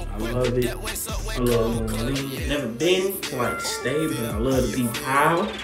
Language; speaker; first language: English; native; English